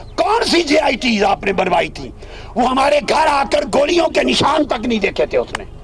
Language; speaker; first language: Urdu; non-native, local second language; Punjabi